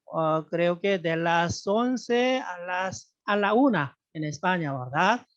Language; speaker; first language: Spanish; non-native, fluent; Korean